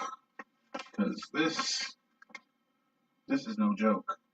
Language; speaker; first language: English; native; English